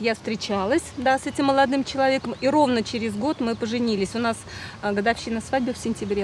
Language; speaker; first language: Russian; native; Russian